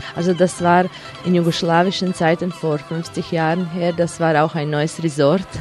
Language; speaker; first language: German; non-native, fluent; Croatian